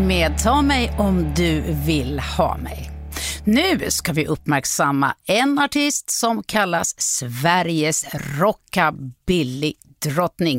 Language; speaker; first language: Swedish; native; Swedish